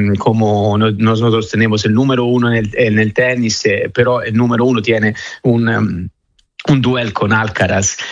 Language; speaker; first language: Spanish; non-native, fluent; Italian